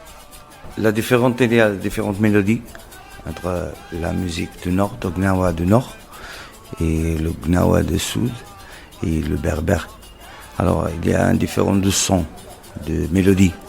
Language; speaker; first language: French; non-native, local second language; Arabic